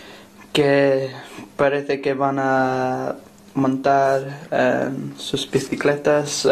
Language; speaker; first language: Spanish; non-native, learner; English